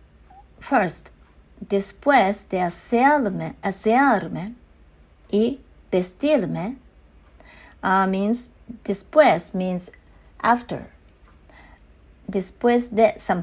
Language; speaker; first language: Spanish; non-native, learner; Japanese